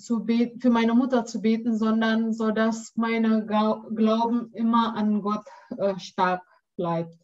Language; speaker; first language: German; non-native, learner; Indonesian